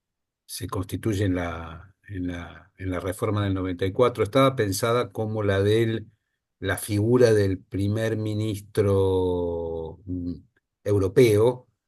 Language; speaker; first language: Spanish; native; Spanish